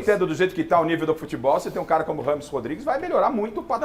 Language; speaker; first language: Portuguese; native; Portuguese